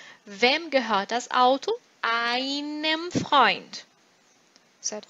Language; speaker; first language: German; non-native, fluent; Portuguese